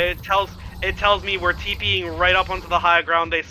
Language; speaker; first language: English; native; English